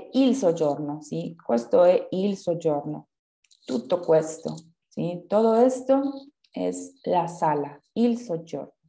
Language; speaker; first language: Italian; non-native, fluent; Spanish